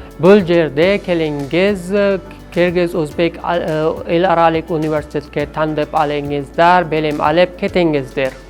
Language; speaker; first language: Kyrgyz; non-native, learner; Urdu